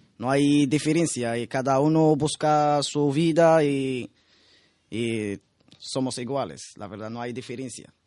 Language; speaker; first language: Spanish; non-native, learner; Arabic